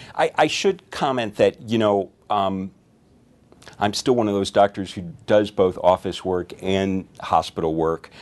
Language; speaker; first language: English; native; English